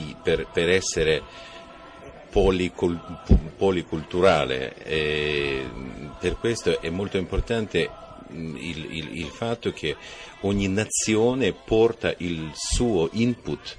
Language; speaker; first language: Italian; non-native, fluent; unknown